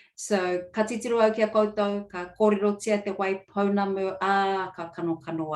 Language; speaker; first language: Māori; non-native, local second language; English